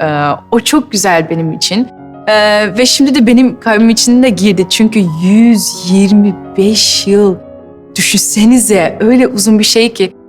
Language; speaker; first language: Turkish; early bilingual, heritage; Turkish